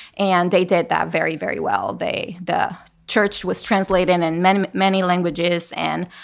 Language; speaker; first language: English; non-native, fluent; Spanish